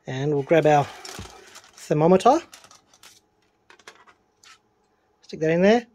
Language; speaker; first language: English; native; English